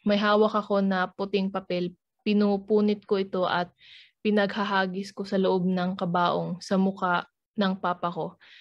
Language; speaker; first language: Filipino; native; Filipino